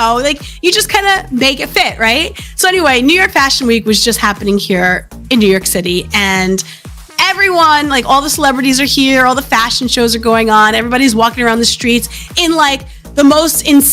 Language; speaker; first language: English; native; English